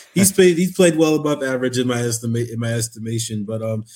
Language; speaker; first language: English; native; English